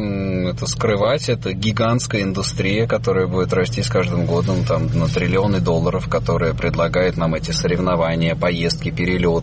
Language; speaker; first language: Russian; native; Russian